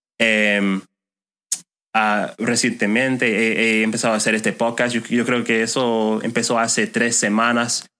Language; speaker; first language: Spanish; non-native, fluent; English